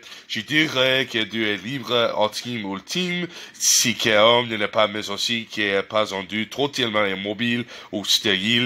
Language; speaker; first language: French; non-native, learner; English